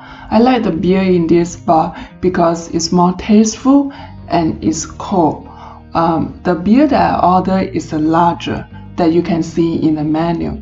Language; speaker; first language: English; non-native, fluent; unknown